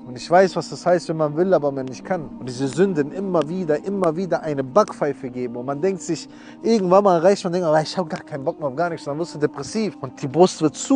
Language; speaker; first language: German; early bilingual, other home language; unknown